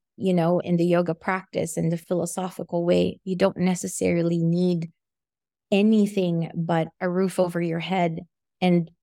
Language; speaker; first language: English; non-native, local second language; Filipino